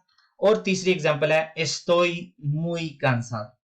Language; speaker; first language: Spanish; non-native, fluent; Urdu